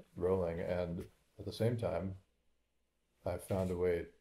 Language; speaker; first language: English; native; English